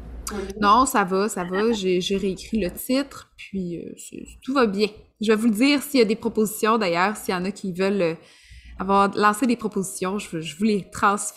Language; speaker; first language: French; native; French